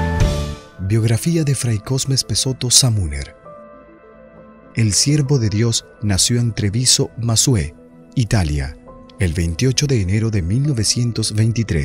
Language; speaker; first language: Spanish; native; Spanish